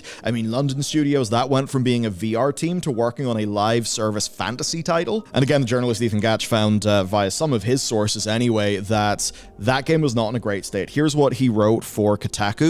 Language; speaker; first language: English; native; English